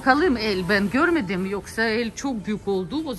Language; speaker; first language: Turkish; non-native, learner; Russian